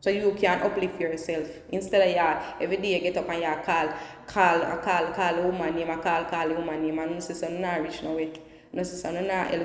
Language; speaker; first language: English; non-native, local second language; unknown